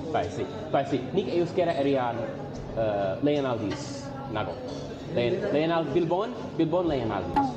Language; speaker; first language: Basque; non-native, learner; English